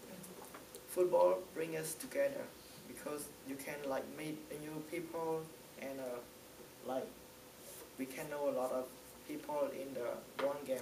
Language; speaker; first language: English; non-native, learner; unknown